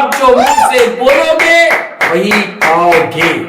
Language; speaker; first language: Hindi; native; Hindi